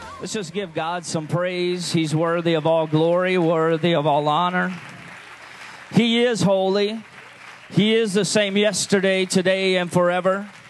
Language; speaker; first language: English; native; English